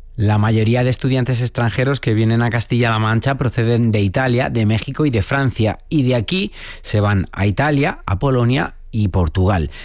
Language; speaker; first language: Spanish; native; Spanish